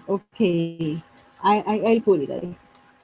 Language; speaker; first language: English; non-native, fluent; Spanish